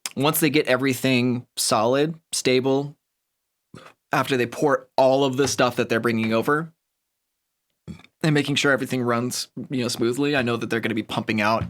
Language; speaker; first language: English; native; English